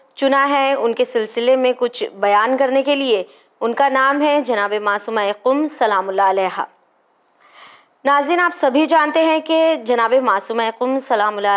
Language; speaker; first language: Hindi; native; Hindi